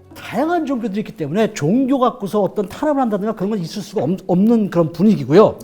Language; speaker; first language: Korean; native; Korean